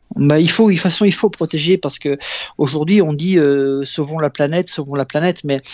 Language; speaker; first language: French; native; French